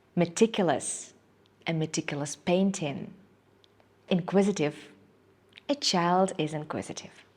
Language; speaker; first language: English; non-native, fluent; Ukrainian